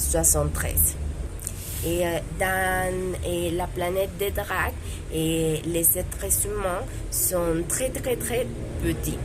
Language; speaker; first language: French; non-native, learner; Spanish